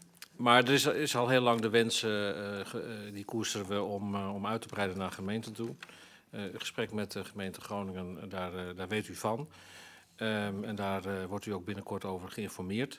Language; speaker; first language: Dutch; native; Dutch